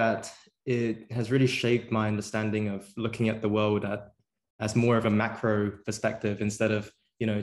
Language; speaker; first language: English; native; English